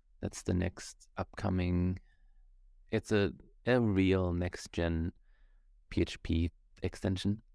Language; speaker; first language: English; non-native, fluent; German